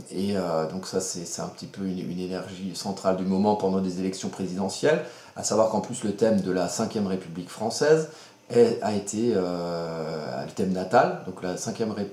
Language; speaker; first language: French; native; French